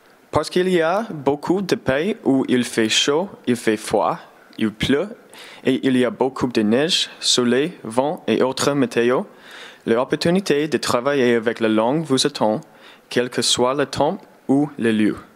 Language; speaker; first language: French; non-native, learner; English